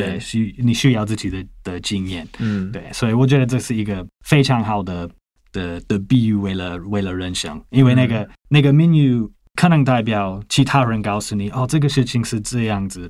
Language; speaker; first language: Chinese; non-native, fluent; English